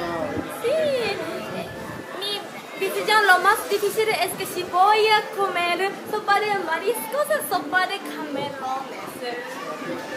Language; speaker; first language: Spanish; non-native, fluent; Japanese